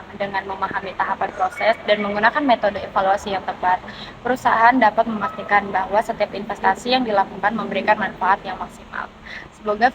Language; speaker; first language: Indonesian; native; Indonesian